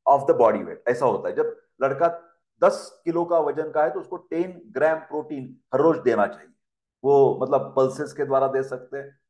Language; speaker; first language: Hindi; non-native, local second language; Marathi